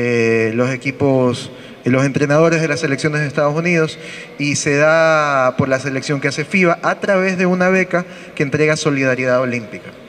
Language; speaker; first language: Spanish; native; Spanish